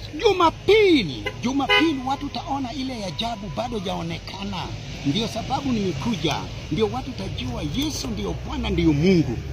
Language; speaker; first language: Swahili; non-native, local second language; Gusii